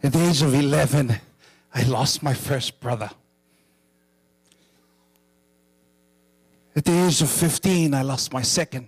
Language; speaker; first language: English; native; English